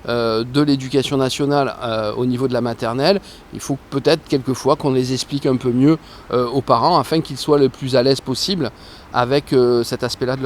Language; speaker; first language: French; native; French